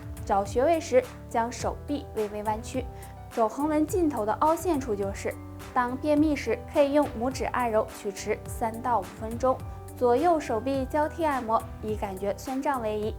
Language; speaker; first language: Chinese; native; Chinese